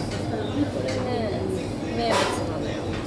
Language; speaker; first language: Japanese; native; Japanese